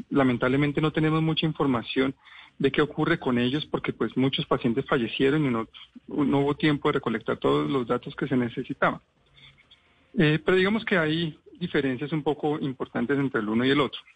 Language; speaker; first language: Spanish; native; Spanish